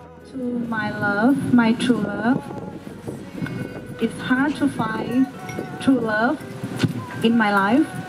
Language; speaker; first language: English; non-native, learner; Thai